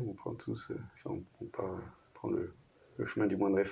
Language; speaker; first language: French; native; French